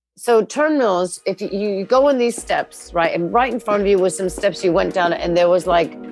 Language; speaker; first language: English; native; English